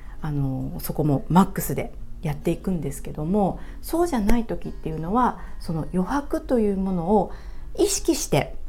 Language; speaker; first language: Japanese; native; Japanese